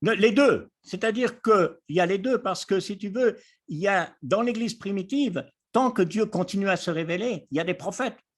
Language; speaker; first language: French; native; French